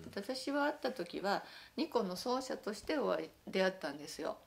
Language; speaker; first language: Japanese; native; Japanese